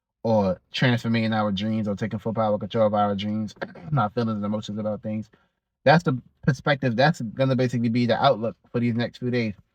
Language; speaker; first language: English; native; English